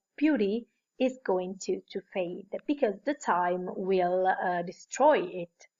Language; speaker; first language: English; non-native, fluent; Italian